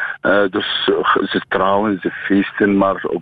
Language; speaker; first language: Dutch; non-native, fluent; Arabic